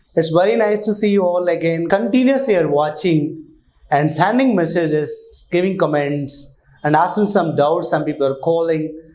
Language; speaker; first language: English; non-native, local second language; Telugu